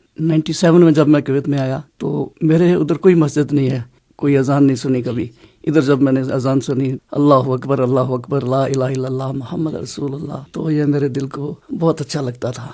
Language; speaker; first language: Urdu; non-native, local second language; Punjabi